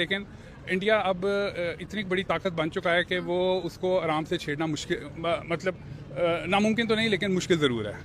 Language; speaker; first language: Urdu; non-native, local second language; Punjabi